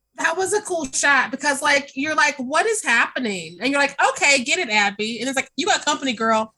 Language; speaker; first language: English; native; English